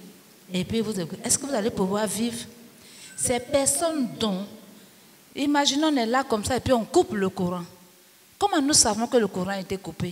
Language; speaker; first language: French; non-native, local second language; Baoulé